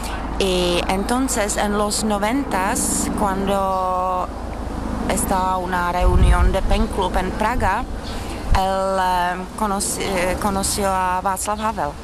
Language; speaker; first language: Spanish; non-native, learner; Czech